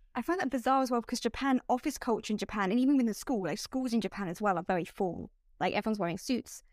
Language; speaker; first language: English; native; English